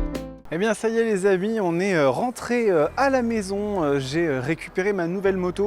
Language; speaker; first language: French; native; French